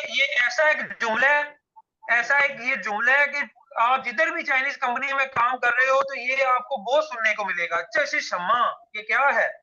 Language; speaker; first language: Urdu; non-native, local second language; Punjabi